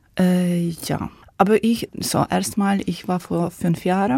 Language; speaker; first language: German; non-native, learner; Ukrainian